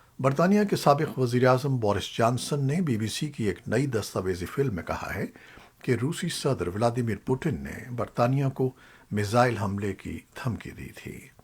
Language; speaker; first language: Urdu; native; Urdu